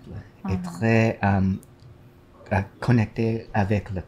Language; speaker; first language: French; non-native, learner; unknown